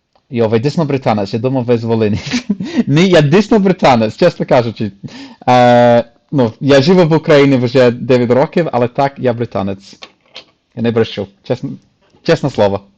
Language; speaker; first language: Ukrainian; non-native, fluent; English